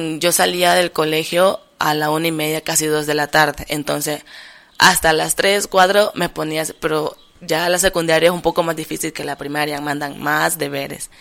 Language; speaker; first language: Spanish; native; Spanish